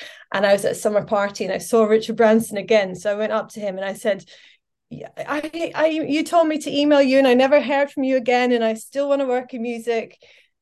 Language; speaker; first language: English; native; English